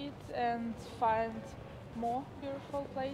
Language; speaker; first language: English; non-native, learner; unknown